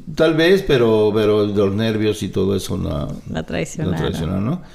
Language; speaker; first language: Spanish; native; Spanish